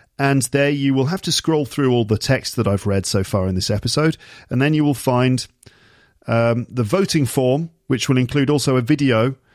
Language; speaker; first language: English; native; English